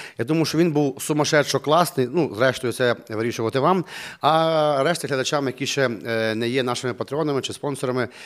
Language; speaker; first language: Ukrainian; native; Ukrainian